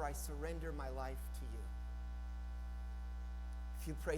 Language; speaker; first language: English; native; English